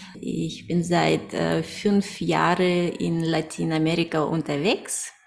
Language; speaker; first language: German; non-native, fluent; Russian